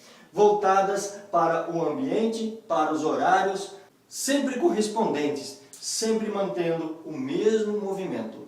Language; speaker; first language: Portuguese; native; Portuguese